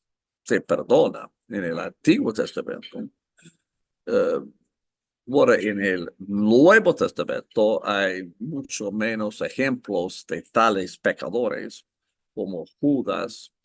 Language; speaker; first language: Spanish; non-native, fluent; English